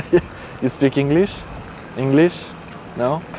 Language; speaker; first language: English; non-native, learner; French